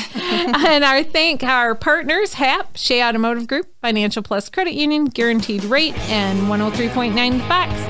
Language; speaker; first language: English; native; English